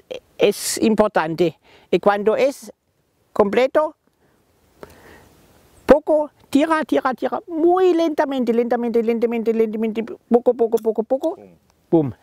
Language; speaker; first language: Spanish; non-native, learner; German